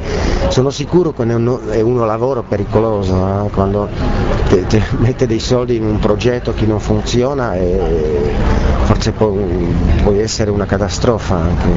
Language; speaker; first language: Italian; non-native, learner; Czech